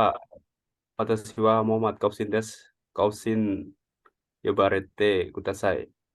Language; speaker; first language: Japanese; non-native, learner; Indonesian